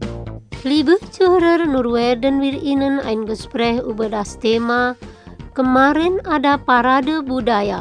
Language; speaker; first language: German; non-native, fluent; Indonesian